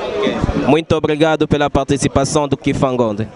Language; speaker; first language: Portuguese; native; Portuguese